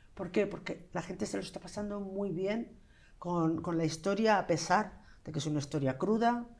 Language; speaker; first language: Spanish; native; Spanish